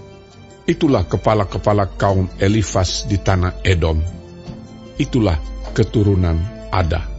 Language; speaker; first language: Indonesian; native; Indonesian